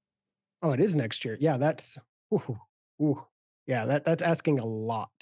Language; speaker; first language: English; native; English